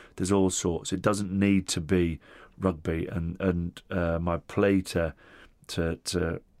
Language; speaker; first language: English; non-native, local second language; Italian